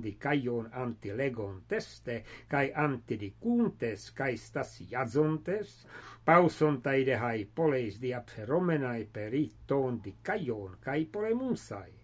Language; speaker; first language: Greek; non-native, fluent; English